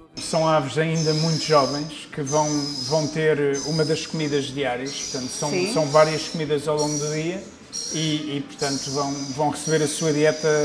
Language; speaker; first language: Portuguese; native; Portuguese